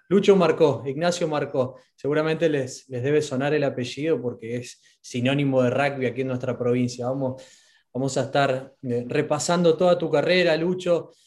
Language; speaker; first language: Spanish; native; Spanish